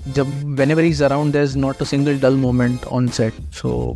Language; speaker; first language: Hindi; non-native, local second language; Marathi